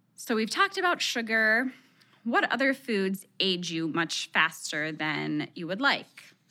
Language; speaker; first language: English; early bilingual, other home language; Spanish